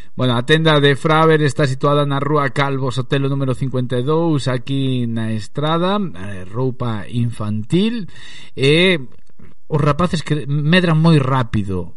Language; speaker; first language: Galician; native; Galician